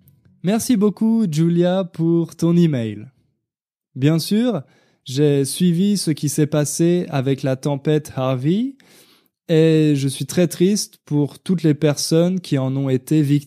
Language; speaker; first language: French; native; French